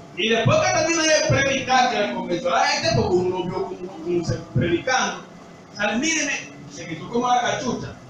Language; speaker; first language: Spanish; native; Spanish